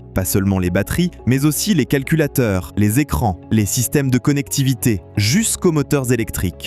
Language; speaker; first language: French; native; French